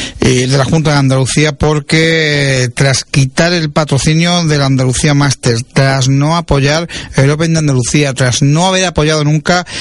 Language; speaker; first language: Spanish; native; Spanish